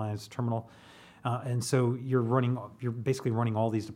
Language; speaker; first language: English; native; English